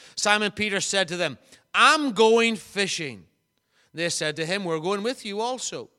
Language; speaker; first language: English; native; English